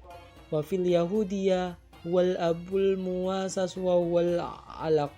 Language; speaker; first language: Arabic; non-native, learner; Indonesian